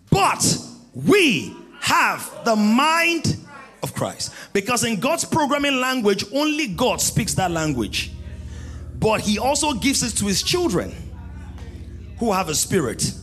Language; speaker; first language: English; non-native, local second language; Yoruba